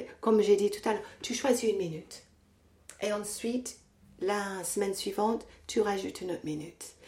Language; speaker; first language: French; non-native, fluent; English